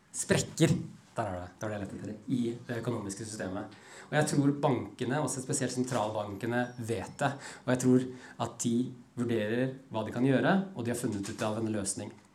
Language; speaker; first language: Norwegian; native; Norwegian